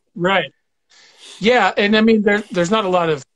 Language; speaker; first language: English; native; English